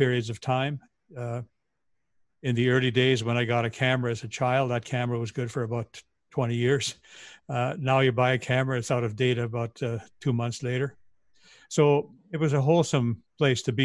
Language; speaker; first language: English; native; English